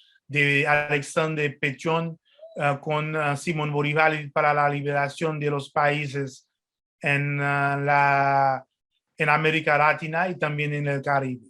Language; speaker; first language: Spanish; non-native, fluent; French